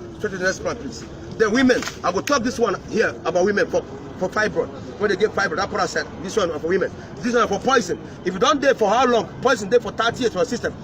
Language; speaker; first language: Nigerian Pidgin; non-native, local second language; Yoruba